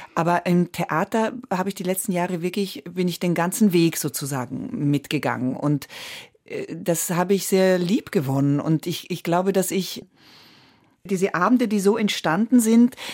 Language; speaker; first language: German; early bilingual, other home language; Italian